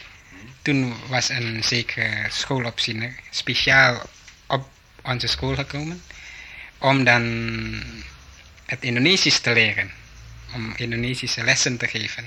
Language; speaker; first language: Dutch; early bilingual, heritage; Dutch